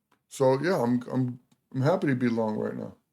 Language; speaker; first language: English; native; English